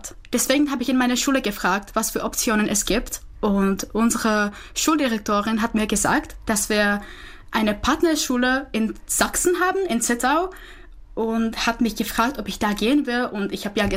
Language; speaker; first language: German; non-native, fluent; Czech